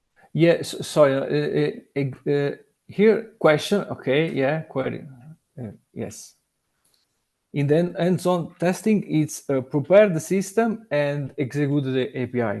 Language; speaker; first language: English; non-native, learner; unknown